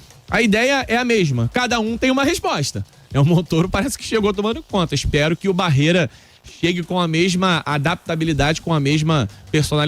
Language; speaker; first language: Portuguese; native; Portuguese